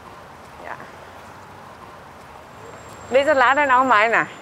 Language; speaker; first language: German; non-native, learner; Vietnamese